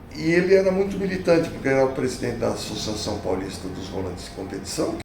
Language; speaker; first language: Portuguese; early bilingual, other home language; Italian